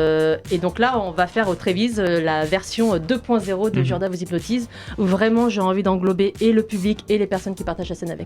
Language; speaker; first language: French; native; French